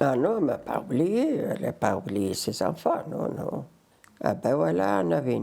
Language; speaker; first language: French; non-native, learner; Riffian